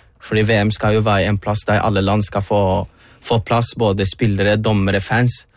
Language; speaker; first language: Norwegian; early bilingual, other home language; Somali